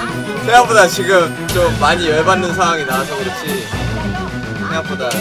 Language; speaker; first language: Korean; native; Korean